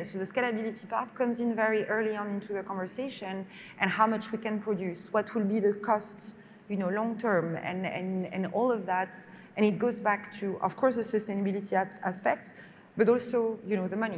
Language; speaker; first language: English; non-native, fluent; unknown